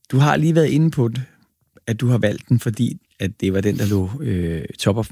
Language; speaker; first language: Danish; native; Danish